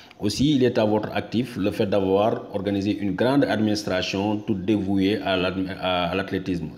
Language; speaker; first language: French; non-native, local second language; Wolof